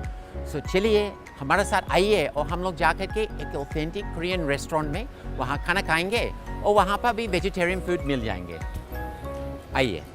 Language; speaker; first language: Hindi; non-native, fluent; English